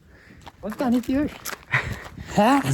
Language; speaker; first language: Russian; non-native, learner; Georgian